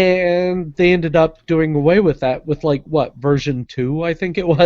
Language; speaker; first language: English; native; English